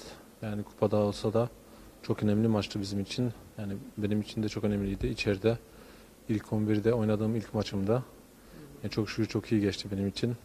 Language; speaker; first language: Turkish; early bilingual, heritage; Turkish